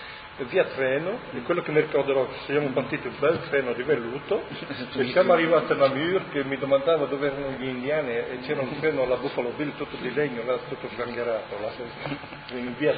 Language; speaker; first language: Italian; early bilingual, heritage; Italian